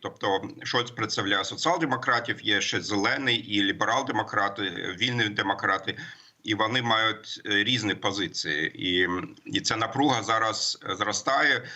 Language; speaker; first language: Ukrainian; non-native, fluent; German